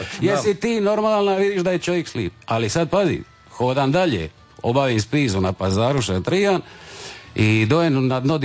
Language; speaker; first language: Serbian; native; Serbian